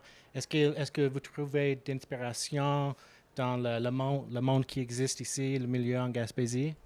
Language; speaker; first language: French; non-native, local second language; English